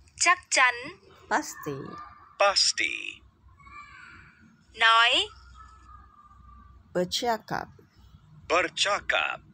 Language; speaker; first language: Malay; non-native, learner; Vietnamese